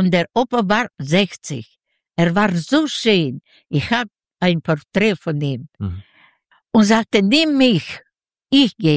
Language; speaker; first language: German; non-native, learner; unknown